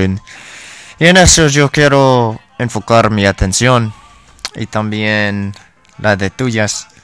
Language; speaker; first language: Spanish; non-native, learner; English